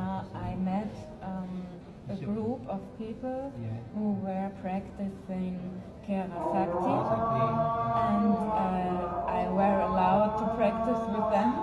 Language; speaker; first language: English; non-native, fluent; German